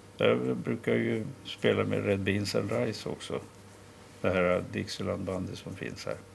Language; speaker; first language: Swedish; native; Swedish